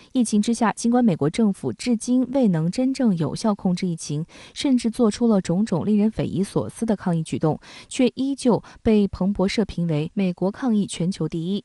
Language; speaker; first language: Chinese; native; Chinese